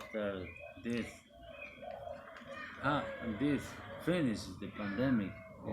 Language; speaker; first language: English; non-native, learner; Spanish